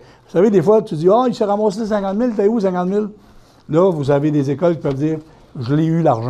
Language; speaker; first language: French; native; French